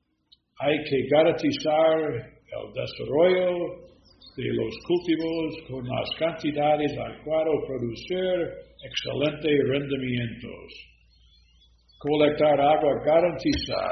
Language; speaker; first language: Spanish; non-native, learner; English